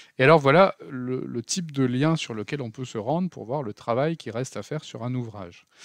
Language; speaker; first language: French; native; French